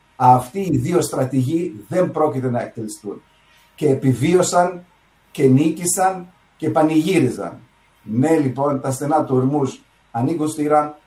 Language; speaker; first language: Greek; early bilingual, heritage; Greek